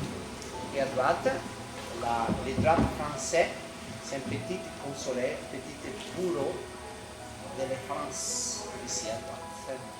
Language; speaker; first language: French; non-native, fluent; Italian